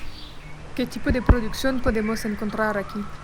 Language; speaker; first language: Spanish; non-native, fluent; French